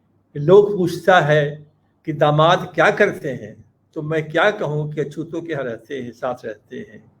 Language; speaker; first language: Hindi; native; Hindi